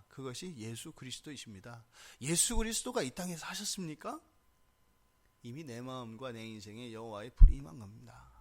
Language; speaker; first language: Korean; native; Korean